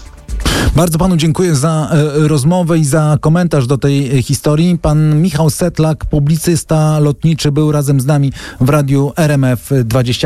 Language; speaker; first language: Polish; native; Polish